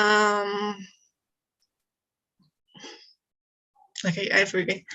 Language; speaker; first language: English; non-native, learner; Spanish